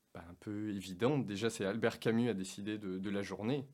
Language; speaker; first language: French; native; French